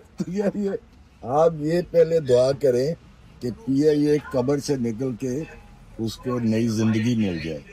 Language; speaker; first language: Urdu; non-native, local second language; Punjabi